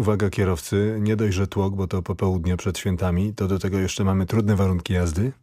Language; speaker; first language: Polish; native; Polish